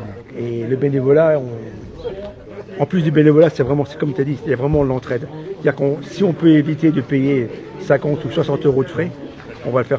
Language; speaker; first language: French; native; French